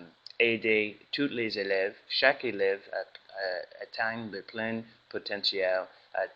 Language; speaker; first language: French; non-native, learner; English